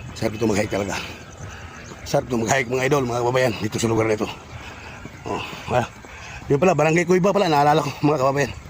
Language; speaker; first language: Filipino; non-native, local second language; Cebuano